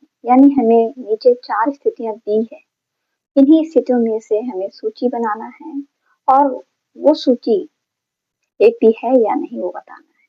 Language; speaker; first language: Hindi; native; Hindi